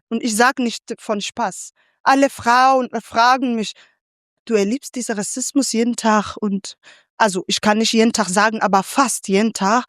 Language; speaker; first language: German; non-native, fluent; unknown